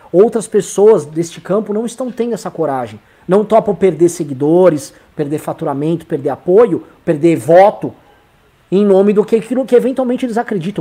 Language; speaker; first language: Portuguese; native; Portuguese